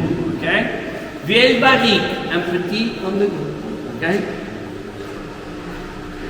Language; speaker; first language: French; non-native, learner; Portuguese